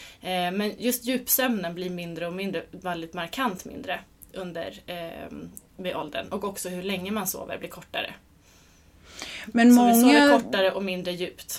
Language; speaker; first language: Swedish; native; Swedish